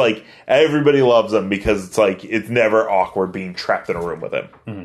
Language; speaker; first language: English; native; English